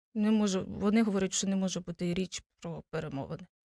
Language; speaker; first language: Ukrainian; native; Ukrainian